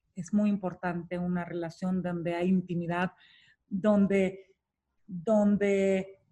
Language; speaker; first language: Spanish; non-native, fluent; Romanian